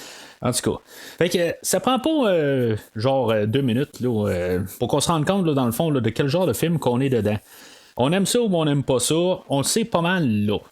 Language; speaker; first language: French; native; French